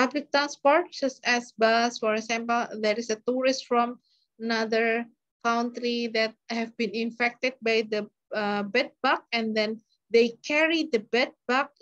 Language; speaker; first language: English; non-native, learner; Indonesian